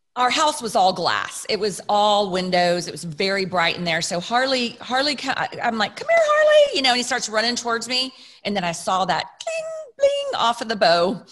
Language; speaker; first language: English; native; English